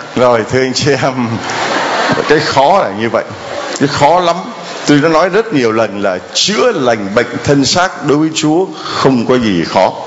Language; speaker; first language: Vietnamese; native; Vietnamese